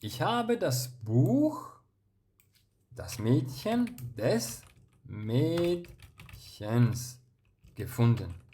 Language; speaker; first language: German; non-native, fluent; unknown